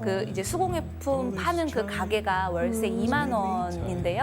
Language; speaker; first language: Korean; native; Korean